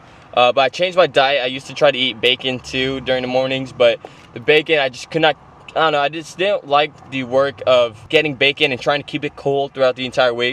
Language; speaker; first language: English; native; English